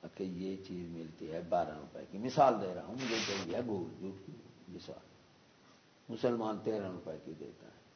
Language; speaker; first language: Urdu; non-native, local second language; Punjabi